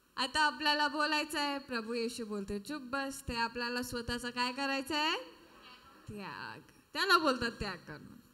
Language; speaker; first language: Marathi; non-native, local second language; Hindi